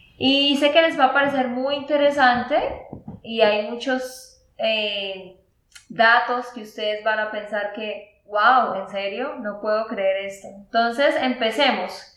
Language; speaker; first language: Spanish; native; Spanish